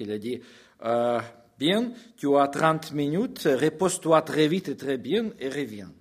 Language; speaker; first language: French; non-native, fluent; Russian